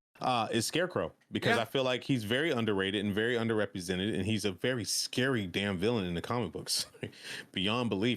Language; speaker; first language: English; native; English